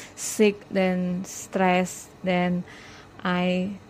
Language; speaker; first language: English; non-native, learner; Indonesian